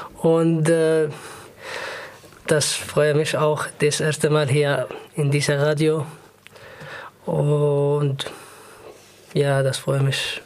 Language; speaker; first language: German; non-native, learner; Arabic